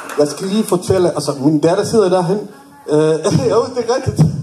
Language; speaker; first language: Danish; non-native, fluent; Somali